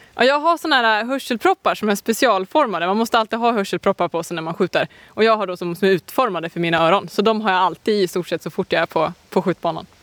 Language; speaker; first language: Swedish; native; Swedish